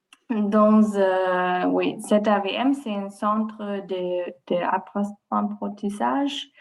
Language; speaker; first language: French; non-native, learner; German